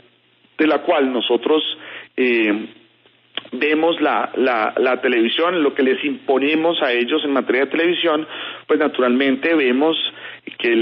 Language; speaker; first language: Spanish; native; Spanish